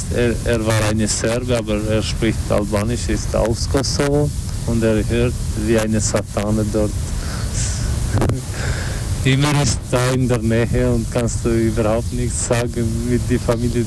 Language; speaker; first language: German; non-native, learner; Albanian